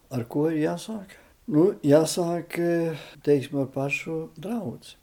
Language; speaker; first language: Latvian; early bilingual, heritage; Latvian